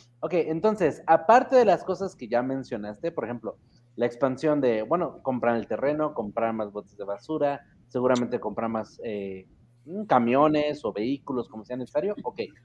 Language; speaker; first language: Spanish; early bilingual, heritage; Spanish